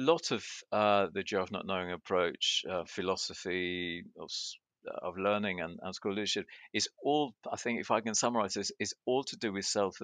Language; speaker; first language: English; early bilingual, other home language; Spanish